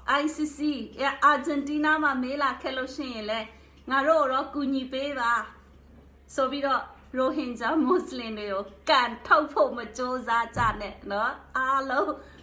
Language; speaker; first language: Burmese; non-native, local second language; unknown